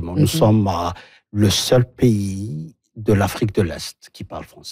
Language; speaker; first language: French; non-native, local second language; Somali